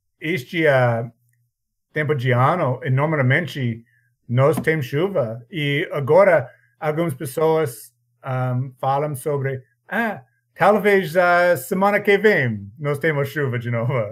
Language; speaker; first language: Portuguese; non-native, learner; English